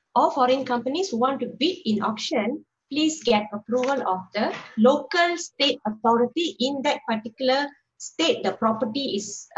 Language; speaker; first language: English; non-native, local second language; Tamil